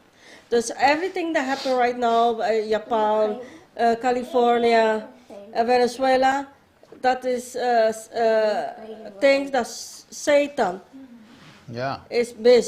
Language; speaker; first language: English; non-native, learner; Papiamento